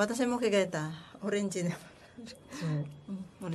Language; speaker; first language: Japanese; non-native, learner; Filipino